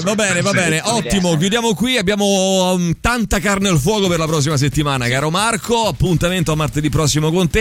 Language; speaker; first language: Italian; native; Italian